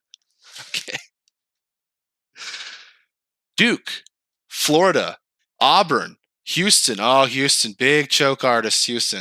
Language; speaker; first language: English; native; English